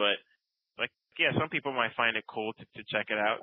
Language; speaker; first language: English; non-native, local second language; Akan